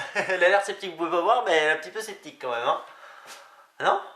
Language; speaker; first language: French; native; French